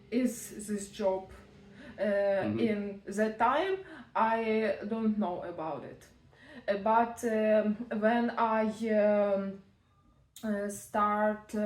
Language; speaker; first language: English; non-native, learner; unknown